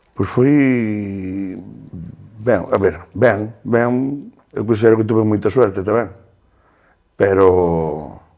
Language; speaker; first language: Galician; native; Galician